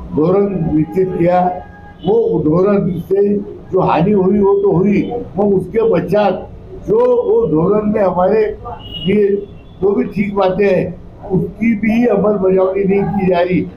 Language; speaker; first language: Hindi; non-native, local second language; Marathi